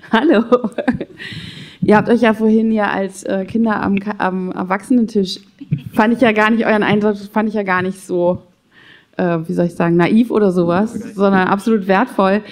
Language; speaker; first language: German; native; German